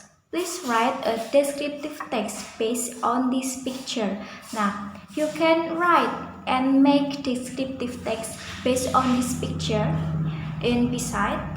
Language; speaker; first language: English; non-native, learner; Indonesian